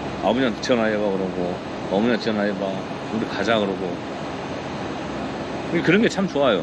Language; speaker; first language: Korean; native; Korean